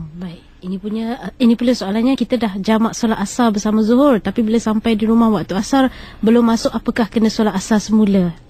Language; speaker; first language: Malay; native; Malay